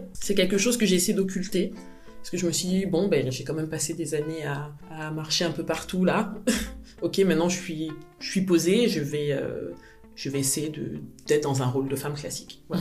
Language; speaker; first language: French; native; French